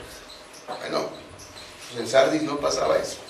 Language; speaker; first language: Spanish; native; Spanish